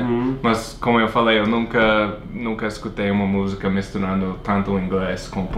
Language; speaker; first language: Portuguese; non-native, fluent; English